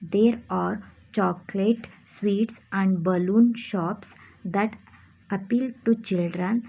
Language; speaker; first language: English; non-native, local second language; Kannada